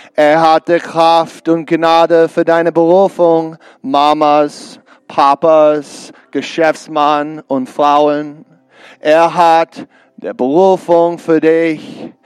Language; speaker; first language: German; non-native, learner; English